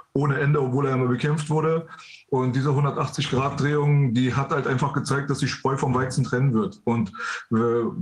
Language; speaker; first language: German; early bilingual, other home language; Persian